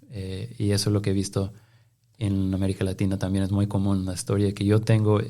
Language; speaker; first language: Spanish; non-native, fluent; English